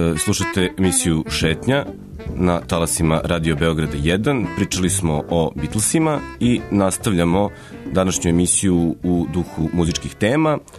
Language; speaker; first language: Serbian; native; Serbian